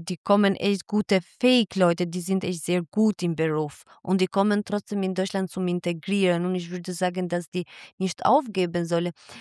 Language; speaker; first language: German; non-native, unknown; Albanian